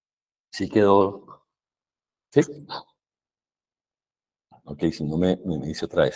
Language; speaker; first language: Spanish; native; Spanish